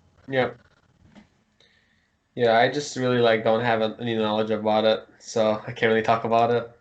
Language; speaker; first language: English; early bilingual, heritage; Mongolian